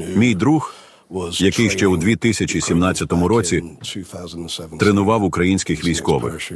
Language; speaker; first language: Ukrainian; non-native, fluent; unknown